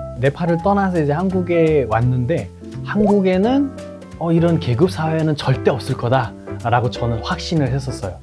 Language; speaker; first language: Korean; non-native, fluent; Nepali